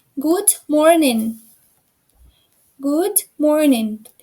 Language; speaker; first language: English; non-native, fluent; Ukrainian